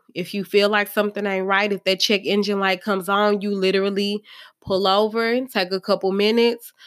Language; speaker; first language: English; native; English